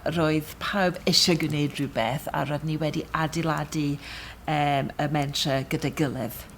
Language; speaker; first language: Welsh; non-native, fluent; English